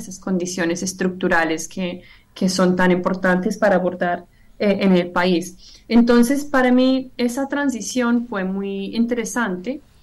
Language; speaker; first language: Spanish; non-native, fluent; English